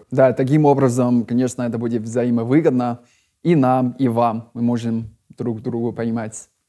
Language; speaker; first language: Russian; non-native, fluent; English